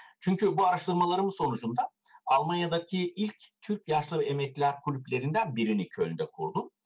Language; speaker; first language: Turkish; early bilingual, heritage; Turkish